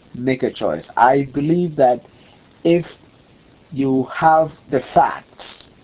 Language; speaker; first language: English; non-native, local second language; Akan